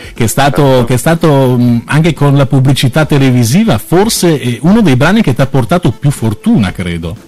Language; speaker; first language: Italian; native; Italian